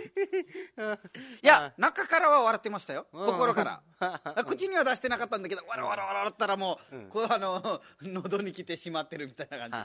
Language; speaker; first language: Japanese; non-native, fluent; Nepali